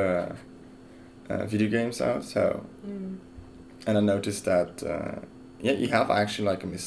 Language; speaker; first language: English; non-native, fluent; Luxembourgish